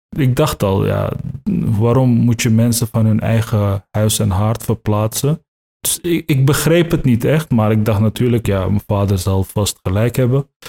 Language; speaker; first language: Dutch; early bilingual, other home language; Turkish